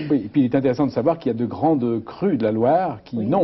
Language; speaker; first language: French; native; French